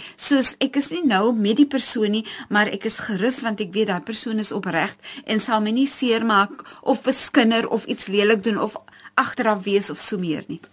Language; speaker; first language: Afrikaans; native; Afrikaans